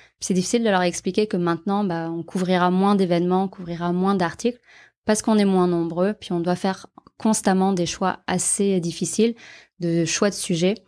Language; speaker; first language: French; native; French